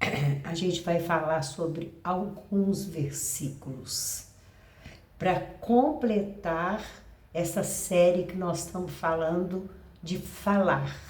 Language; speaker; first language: Portuguese; native; Portuguese